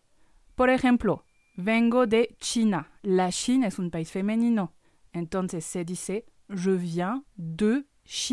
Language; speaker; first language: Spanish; non-native, fluent; French